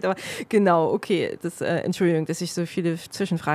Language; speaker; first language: German; native; German